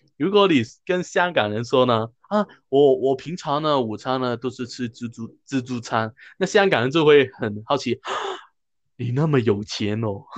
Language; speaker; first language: Chinese; non-native, local second language; Cantonese